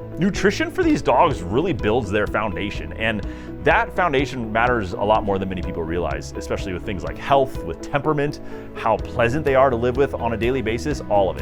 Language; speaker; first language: English; native; English